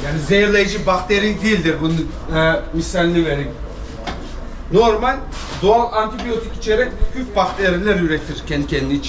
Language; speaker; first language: Turkish; native; Turkish